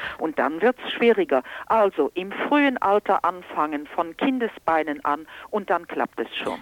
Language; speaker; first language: German; non-native, local second language; Luxembourgish